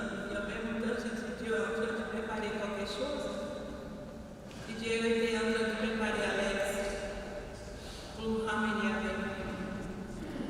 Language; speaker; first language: French; non-native, fluent; Portuguese